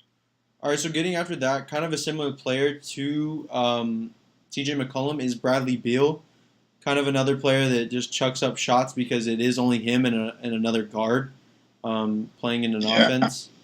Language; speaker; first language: English; native; English